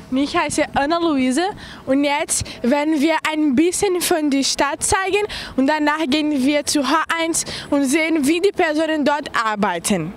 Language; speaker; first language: German; non-native, learner; Portuguese